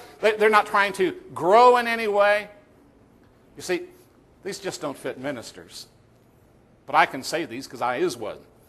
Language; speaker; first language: English; native; English